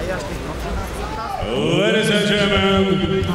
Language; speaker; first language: English; non-native, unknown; Ukrainian